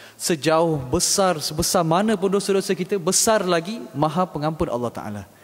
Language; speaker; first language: Malay; native; Malay